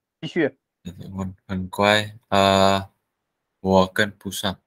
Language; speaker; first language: Chinese; non-native, learner; Vietnamese